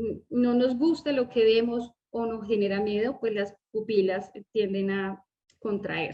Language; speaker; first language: Spanish; native; Spanish